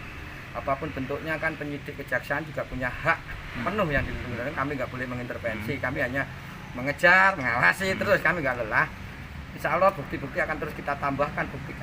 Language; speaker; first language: Indonesian; non-native, local second language; Javanese